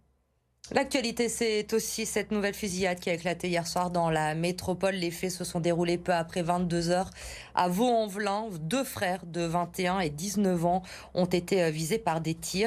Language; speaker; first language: French; native; French